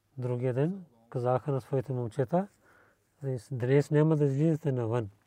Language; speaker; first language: Bulgarian; non-native, learner; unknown